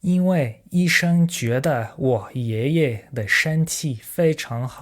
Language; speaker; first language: Chinese; non-native, fluent; French